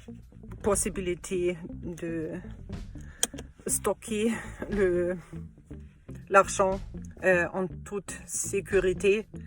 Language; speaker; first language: French; non-native, learner; German